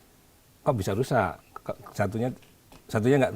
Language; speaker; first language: Indonesian; native; Indonesian